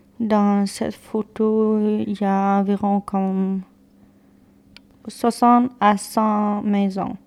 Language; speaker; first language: French; non-native, local second language; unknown